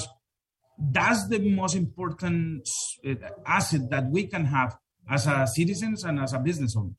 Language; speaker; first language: English; non-native, fluent; Spanish